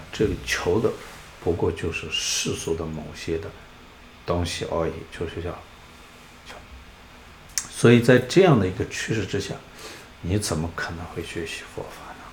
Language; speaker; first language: Chinese; non-native, local second language; Tibetan